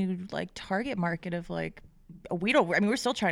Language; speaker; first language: English; early bilingual, other home language; Romanian